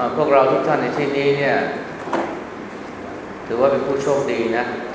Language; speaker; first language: Thai; native; Thai